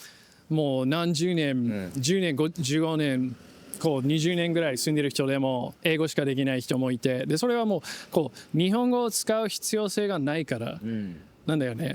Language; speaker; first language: Japanese; non-native, fluent; English